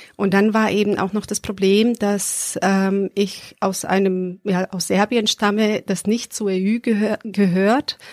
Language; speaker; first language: German; early bilingual, other home language; Serbian